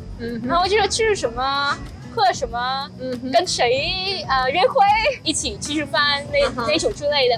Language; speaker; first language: Chinese; non-native, fluent; Vietnamese